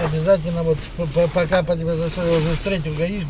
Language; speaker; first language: Russian; native; Russian